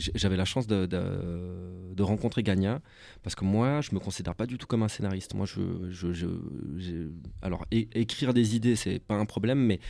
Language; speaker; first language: French; native; French